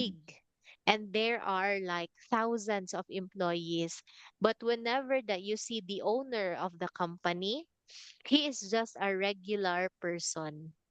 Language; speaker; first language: English; non-native, fluent; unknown